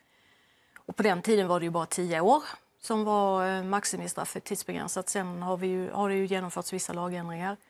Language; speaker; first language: Swedish; native; Swedish